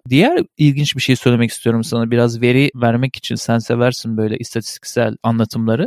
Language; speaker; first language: Turkish; native; Turkish